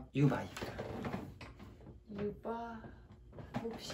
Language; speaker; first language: Korean; native; Korean